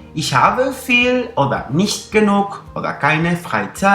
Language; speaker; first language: German; non-native, fluent; Spanish